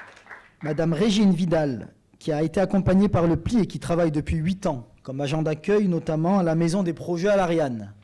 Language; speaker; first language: French; native; French